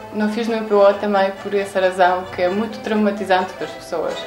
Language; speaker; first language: Portuguese; non-native, fluent; Ukrainian